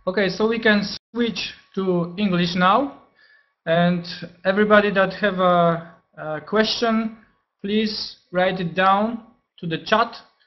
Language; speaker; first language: English; non-native, fluent; Polish